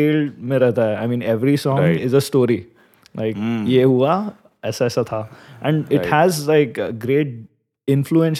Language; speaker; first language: English; non-native, local second language; Hindi